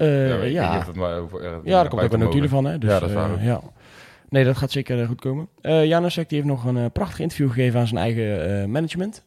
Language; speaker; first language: Dutch; native; Dutch